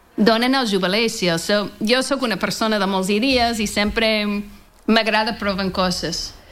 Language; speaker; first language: Catalan; non-native, learner; English